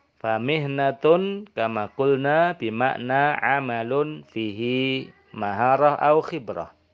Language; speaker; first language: Arabic; non-native, fluent; Indonesian